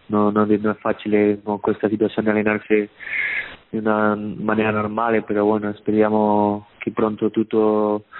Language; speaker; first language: Italian; non-native, learner; Spanish